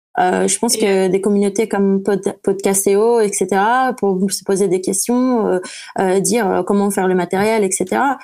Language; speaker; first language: French; non-native, fluent; English